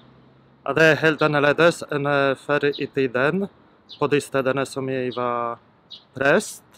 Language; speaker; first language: Norwegian; non-native, fluent; Polish